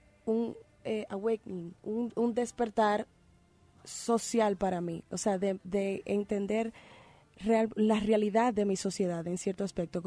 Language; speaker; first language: Spanish; native; Spanish